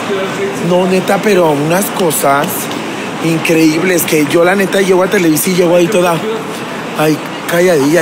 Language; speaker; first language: Spanish; native; Spanish